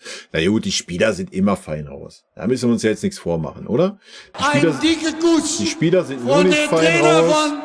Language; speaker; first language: German; native; German